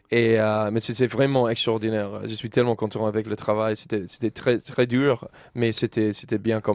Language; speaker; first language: French; non-native, learner; English